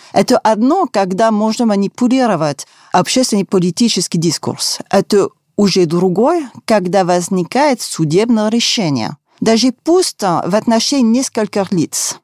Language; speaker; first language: Russian; non-native, fluent; French